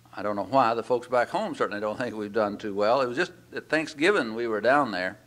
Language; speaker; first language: English; native; English